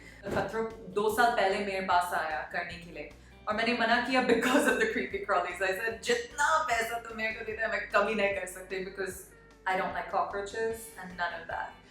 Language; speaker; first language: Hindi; non-native, local second language; English